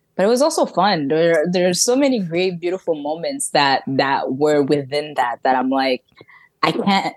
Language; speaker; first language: English; early bilingual, other home language; French